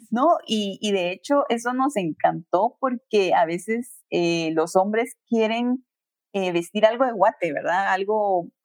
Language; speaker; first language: Spanish; native; Spanish